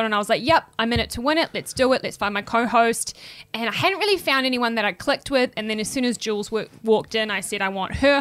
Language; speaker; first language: English; native; English